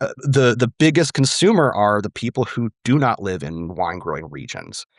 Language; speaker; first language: English; native; English